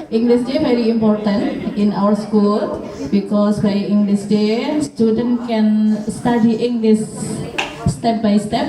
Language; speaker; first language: English; non-native, learner; Indonesian